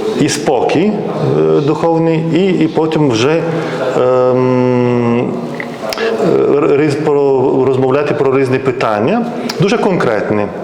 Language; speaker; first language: Ukrainian; non-native, fluent; Lithuanian